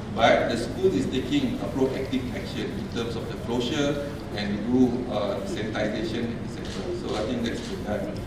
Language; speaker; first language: English; non-native, local second language; Malay